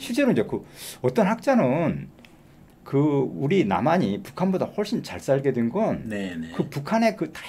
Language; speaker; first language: Korean; native; Korean